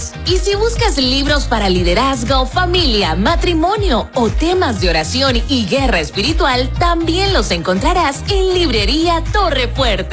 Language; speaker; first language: Spanish; native; Spanish